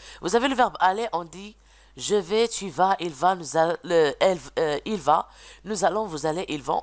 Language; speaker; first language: French; non-native, local second language; Arabic